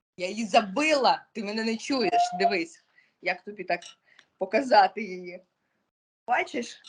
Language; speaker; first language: Ukrainian; non-native, local second language; Russian